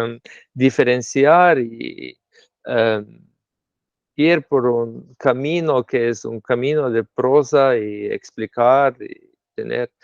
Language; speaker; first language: Spanish; non-native, fluent; Slovenian